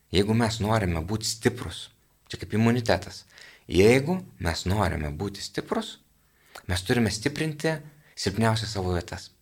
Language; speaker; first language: Lithuanian; native; Lithuanian